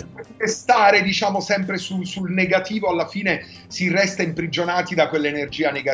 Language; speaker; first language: Italian; native; Italian